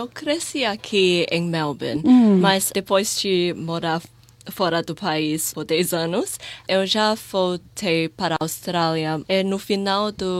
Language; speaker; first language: Portuguese; non-native, fluent; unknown